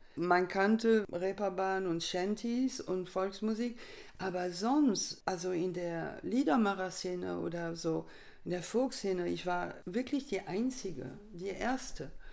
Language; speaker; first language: German; non-native, fluent; French